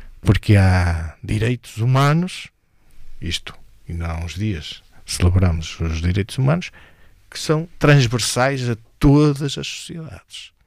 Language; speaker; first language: Portuguese; native; Portuguese